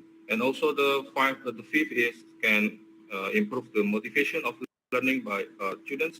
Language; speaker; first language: English; non-native, learner; Indonesian